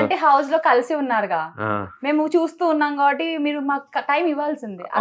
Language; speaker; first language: Telugu; native; Telugu